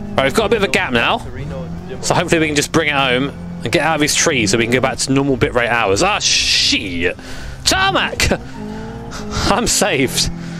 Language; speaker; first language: English; native; English